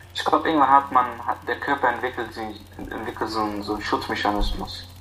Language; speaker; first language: German; non-native, fluent; Arabic